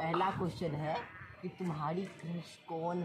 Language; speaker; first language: Hindi; native; Hindi